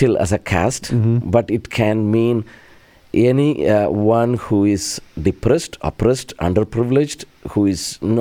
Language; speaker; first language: English; non-native, local second language; Malayalam